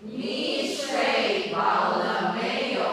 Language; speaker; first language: Chinese; non-native, learner; Filipino